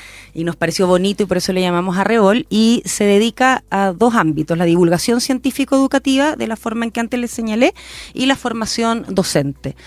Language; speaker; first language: Spanish; native; Spanish